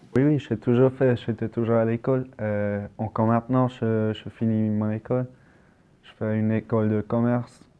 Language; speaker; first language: French; non-native, local second language; German